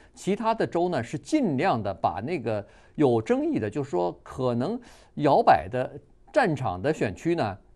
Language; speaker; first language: Chinese; native; Chinese